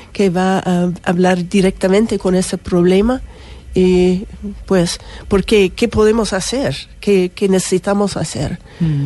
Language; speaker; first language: Spanish; non-native, learner; English